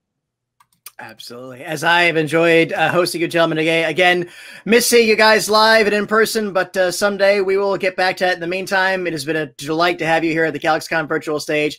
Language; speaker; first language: English; native; English